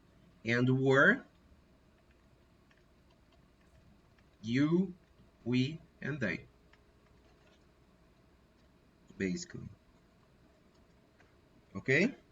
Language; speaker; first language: English; non-native, fluent; Portuguese